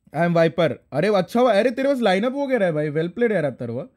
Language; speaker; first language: Hindi; non-native, local second language; Marathi